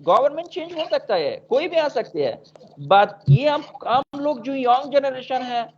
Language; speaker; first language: Hindi; non-native, fluent; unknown